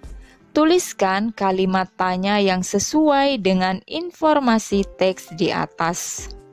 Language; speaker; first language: Indonesian; native; Indonesian